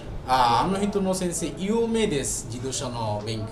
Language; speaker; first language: Japanese; non-native, learner; Bangla